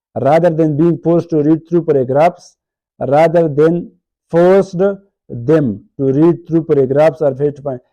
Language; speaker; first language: English; non-native, local second language; Urdu